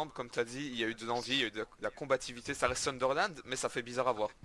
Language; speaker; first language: French; native; French